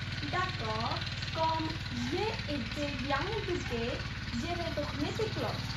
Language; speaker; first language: French; non-native, learner; Spanish